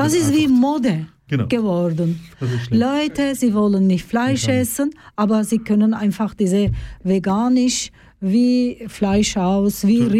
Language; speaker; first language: German; non-native, learner; Turkish